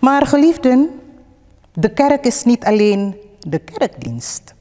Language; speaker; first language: Dutch; non-native, fluent; Indonesian